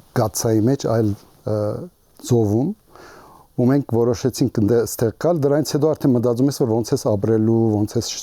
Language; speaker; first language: Armenian; early bilingual, heritage; Armenian